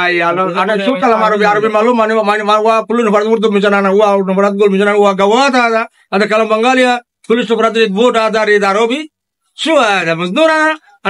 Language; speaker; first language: Arabic; non-native, learner; Bangla